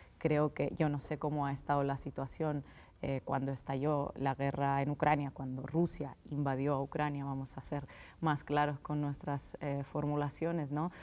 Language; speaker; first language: Spanish; non-native, fluent; Russian